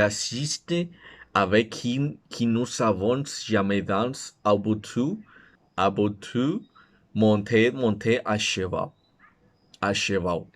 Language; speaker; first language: French; non-native, learner; Spanish